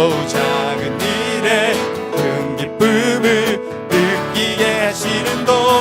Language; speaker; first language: Korean; native; Korean